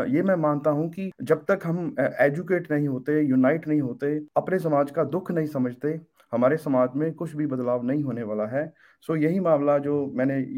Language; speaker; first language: Hindi; native; Hindi